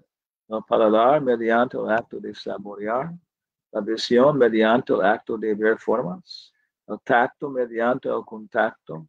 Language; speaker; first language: Spanish; non-native, fluent; English